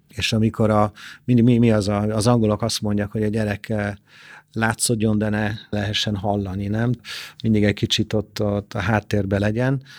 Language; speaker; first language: Hungarian; non-native, fluent; Italian